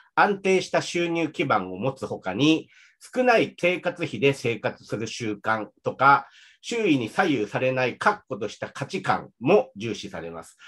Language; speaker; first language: Japanese; native; Japanese